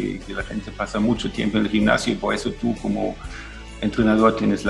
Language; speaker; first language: Spanish; non-native, fluent; German